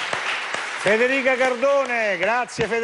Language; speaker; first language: Italian; native; Italian